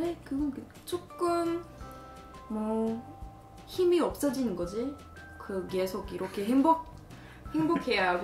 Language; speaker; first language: Korean; non-native, fluent; Swedish